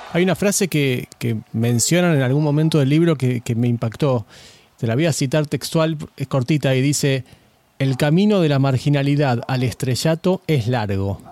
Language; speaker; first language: Spanish; native; Spanish